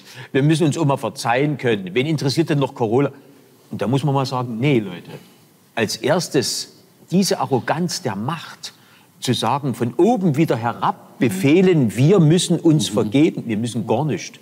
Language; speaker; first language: German; native; German